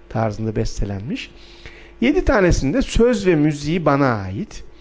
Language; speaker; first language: Turkish; non-native, local second language; Adyghe